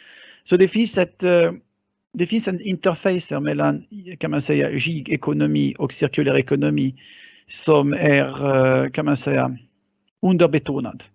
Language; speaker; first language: Swedish; non-native, fluent; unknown